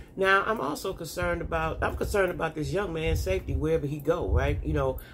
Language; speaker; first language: English; native; English